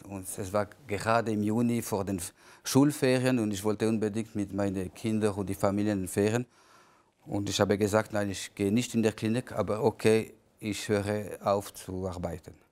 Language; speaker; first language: German; non-native, local second language; French